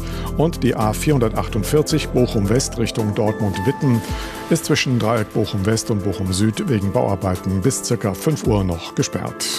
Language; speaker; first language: German; native; German